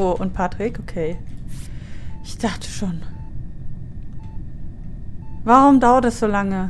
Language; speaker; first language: German; native; German